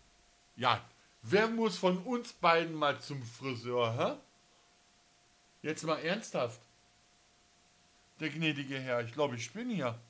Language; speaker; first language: German; native; German